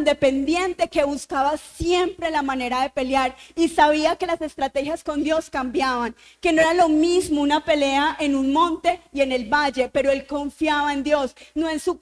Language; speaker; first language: Spanish; native; Spanish